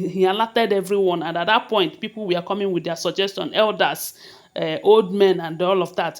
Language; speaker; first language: English; non-native, local second language; Yoruba